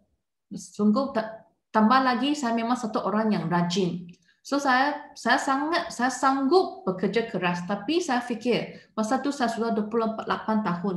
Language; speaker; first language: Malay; non-native, local second language; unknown